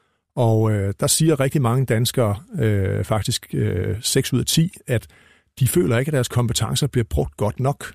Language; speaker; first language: Danish; native; Danish